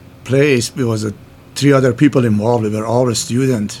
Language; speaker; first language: English; non-native, fluent; Persian